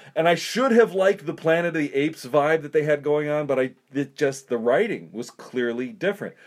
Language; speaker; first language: English; native; English